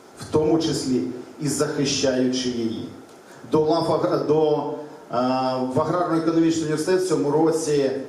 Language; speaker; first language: Ukrainian; native; Ukrainian